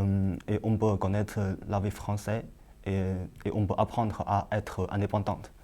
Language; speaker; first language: French; non-native, learner; Chinese